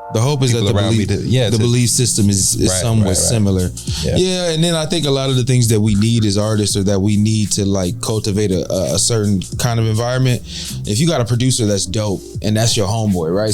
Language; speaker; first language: English; native; English